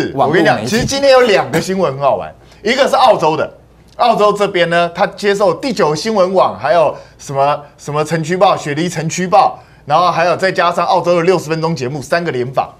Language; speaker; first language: Chinese; native; Chinese